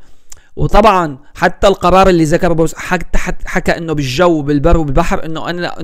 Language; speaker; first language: Arabic; native; Arabic